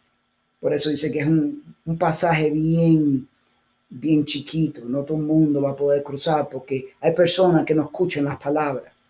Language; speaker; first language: Spanish; early bilingual, heritage; Spanish